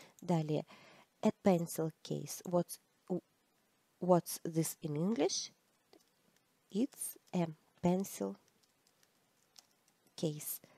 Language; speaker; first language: English; non-native, fluent; Russian